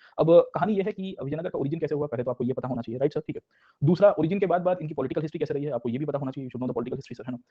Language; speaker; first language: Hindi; non-native, local second language; Gujarati